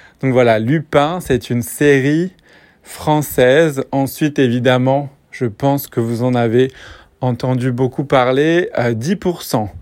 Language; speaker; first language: French; native; French